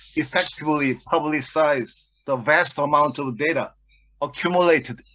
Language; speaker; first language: English; non-native, fluent; Korean